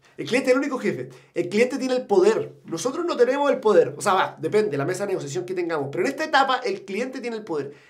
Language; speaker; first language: Spanish; native; Spanish